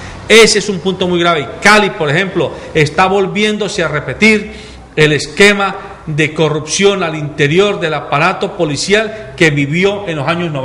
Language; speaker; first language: Spanish; native; Spanish